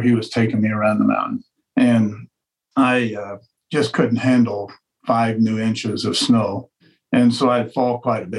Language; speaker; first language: English; native; English